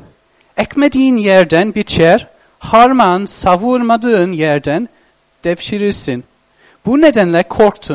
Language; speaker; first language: Turkish; non-native, fluent; English